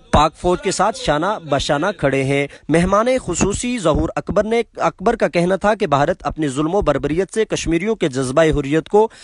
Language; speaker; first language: Urdu; native; Urdu